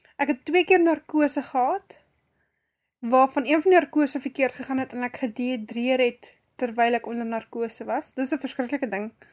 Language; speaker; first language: Afrikaans; native; Afrikaans